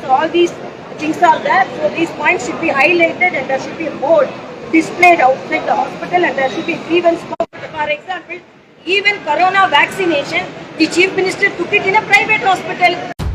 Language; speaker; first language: English; non-native, local second language; Tamil